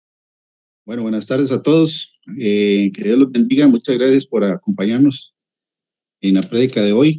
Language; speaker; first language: Spanish; native; Spanish